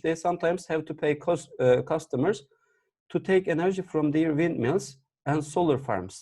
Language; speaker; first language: English; non-native, fluent; Turkish